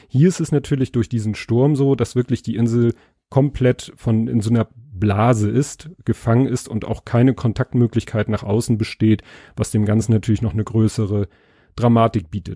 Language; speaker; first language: German; native; German